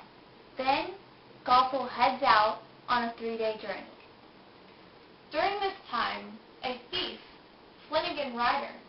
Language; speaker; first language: English; native; English